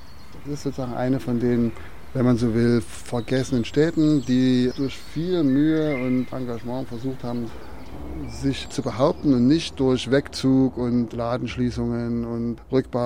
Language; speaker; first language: German; native; German